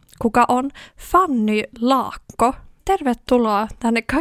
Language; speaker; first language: Finnish; early bilingual, heritage; Swedish